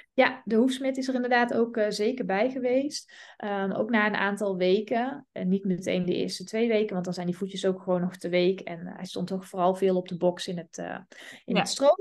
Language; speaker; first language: Dutch; native; Dutch